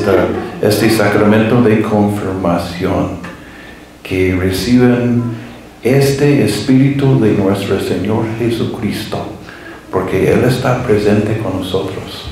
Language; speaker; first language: Spanish; non-native, fluent; English